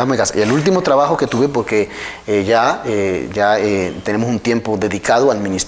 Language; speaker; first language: Spanish; native; Spanish